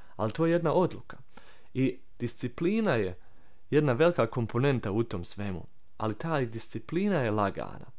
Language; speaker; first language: Serbian; early bilingual, heritage; Croatian